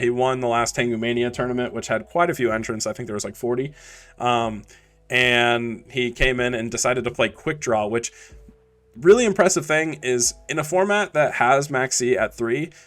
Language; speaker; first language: English; native; English